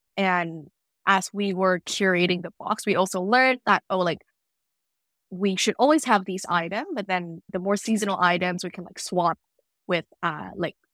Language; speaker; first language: English; non-native, fluent; Vietnamese